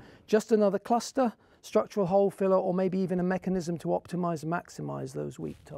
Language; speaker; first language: English; native; English